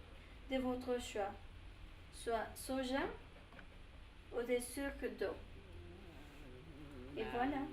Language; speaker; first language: French; non-native, learner; Spanish